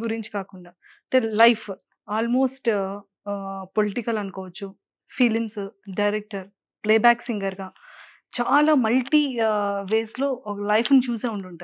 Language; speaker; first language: Telugu; native; Telugu